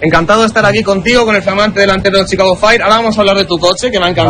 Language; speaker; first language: Spanish; native; Spanish